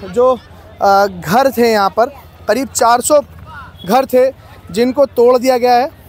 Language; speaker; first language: Hindi; native; Hindi